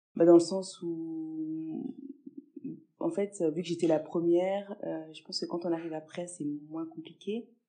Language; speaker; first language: French; early bilingual, other home language; Fula